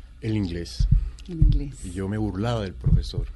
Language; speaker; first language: Spanish; native; Spanish